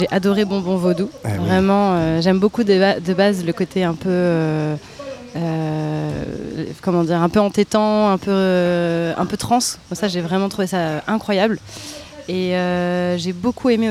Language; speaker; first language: French; native; French